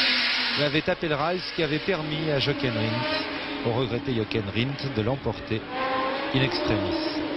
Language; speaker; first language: French; native; French